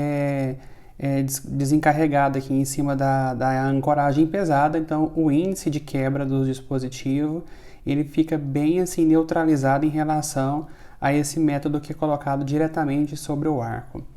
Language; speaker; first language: Portuguese; native; Portuguese